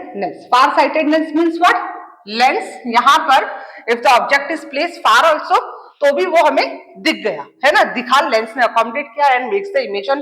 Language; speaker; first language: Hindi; native; Hindi